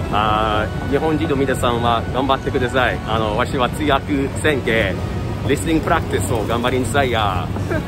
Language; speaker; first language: Japanese; non-native, fluent; English